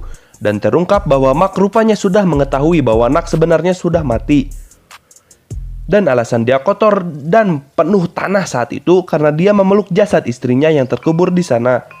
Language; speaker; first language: Indonesian; native; Indonesian